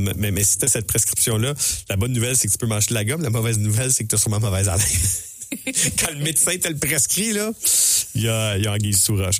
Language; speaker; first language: French; native; French